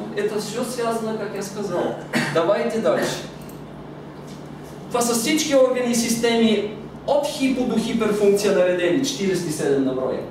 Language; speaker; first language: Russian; non-native, fluent; Bulgarian